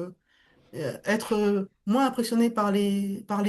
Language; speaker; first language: French; native; French